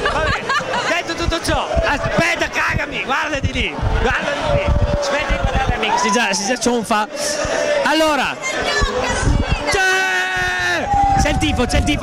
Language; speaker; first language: Italian; native; Italian